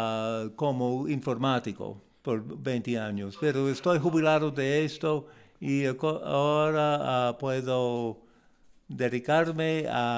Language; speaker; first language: Spanish; non-native, learner; English